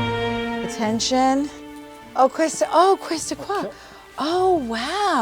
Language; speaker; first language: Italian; non-native, learner; English